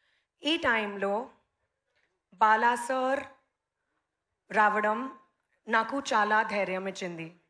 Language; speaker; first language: Telugu; non-native, learner; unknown